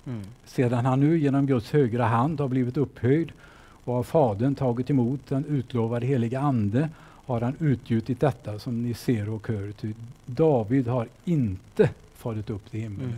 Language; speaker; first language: Swedish; native; Swedish